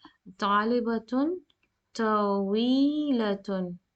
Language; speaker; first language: Arabic; non-native, fluent; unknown